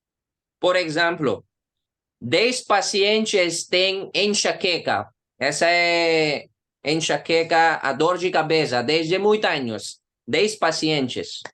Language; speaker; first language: Portuguese; non-native, learner; Hindi